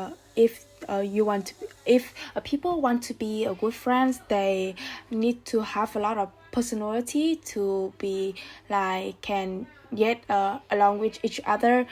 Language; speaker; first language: English; non-native, learner; Vietnamese